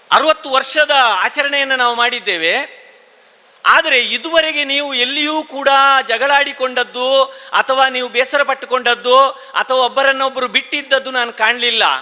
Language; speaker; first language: Kannada; non-native, local second language; Tulu